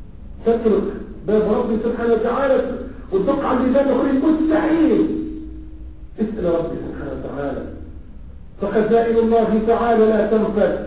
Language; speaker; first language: Arabic; native; Arabic